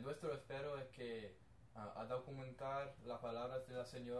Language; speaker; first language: Spanish; non-native, learner; English